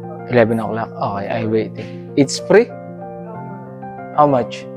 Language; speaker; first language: English; non-native, learner; Filipino